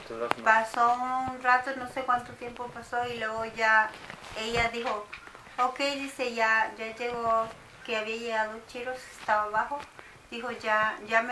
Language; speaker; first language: Spanish; native; Spanish